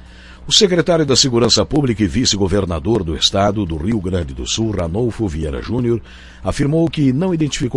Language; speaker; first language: Portuguese; native; Portuguese